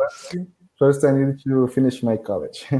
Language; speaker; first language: English; non-native, learner; Portuguese